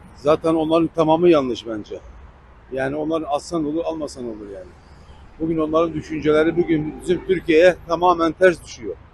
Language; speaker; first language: Turkish; native; Turkish